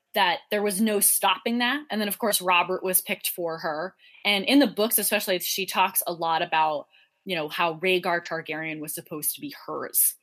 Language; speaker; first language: English; native; English